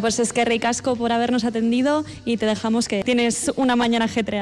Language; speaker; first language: Spanish; native; Spanish